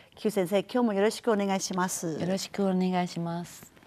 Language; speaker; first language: Japanese; non-native, fluent; Chinese